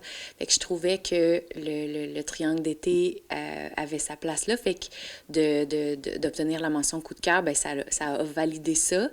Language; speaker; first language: French; native; French